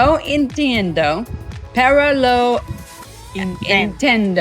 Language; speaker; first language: Spanish; non-native, learner; English